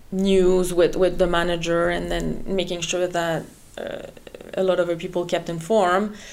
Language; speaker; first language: English; non-native, fluent; French